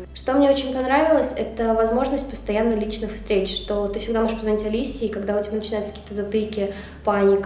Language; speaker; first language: Russian; native; Russian